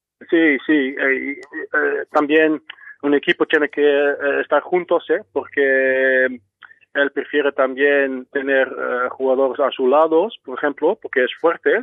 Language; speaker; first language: Spanish; non-native, fluent; Dutch